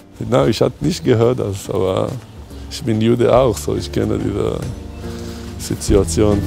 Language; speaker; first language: German; non-native, learner; Hebrew